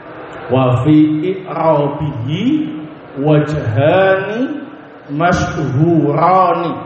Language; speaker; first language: Arabic; non-native, fluent; Indonesian